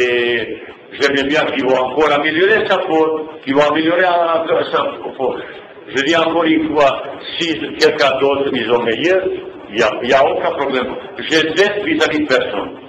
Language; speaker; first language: French; non-native, fluent; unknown